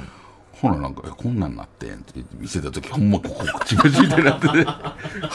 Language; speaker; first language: Japanese; native; Japanese